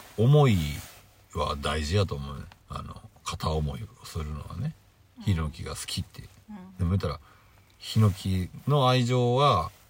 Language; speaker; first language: Japanese; native; Japanese